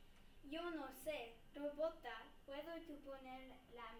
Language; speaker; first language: Spanish; non-native, learner; English